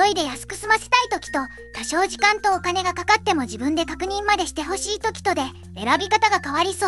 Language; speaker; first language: Japanese; native; Japanese